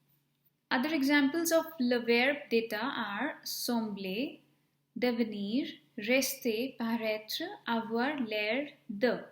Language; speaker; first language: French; non-native, fluent; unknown